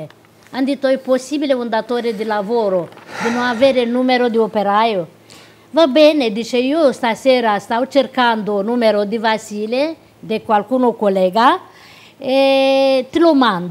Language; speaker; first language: Italian; non-native, local second language; Romanian